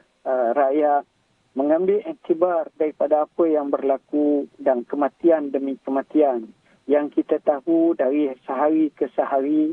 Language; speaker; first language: Malay; native; Malay